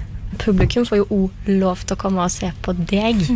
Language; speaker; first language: Norwegian; native; Norwegian